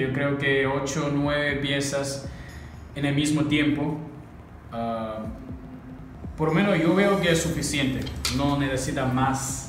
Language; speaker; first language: Spanish; non-native, learner; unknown